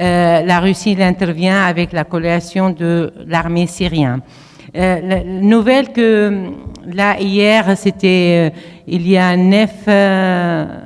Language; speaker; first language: French; non-native, fluent; Arabic